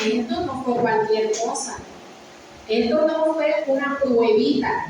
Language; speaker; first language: Spanish; native; Spanish